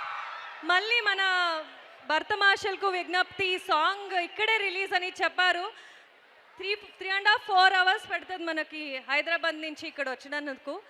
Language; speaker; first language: Telugu; non-native, fluent; Kannada